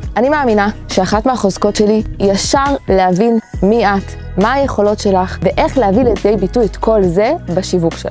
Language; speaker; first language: Hebrew; native; Hebrew